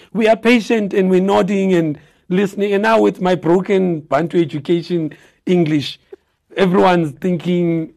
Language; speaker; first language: English; non-native, local second language; Xhosa